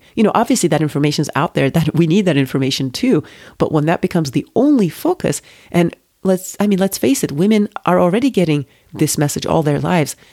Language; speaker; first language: English; non-native, fluent; Turkish